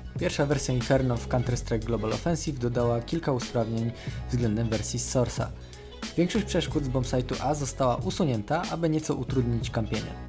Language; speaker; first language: Polish; native; Polish